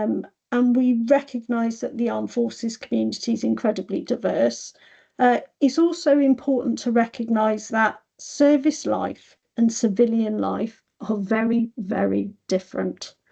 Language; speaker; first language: English; native; English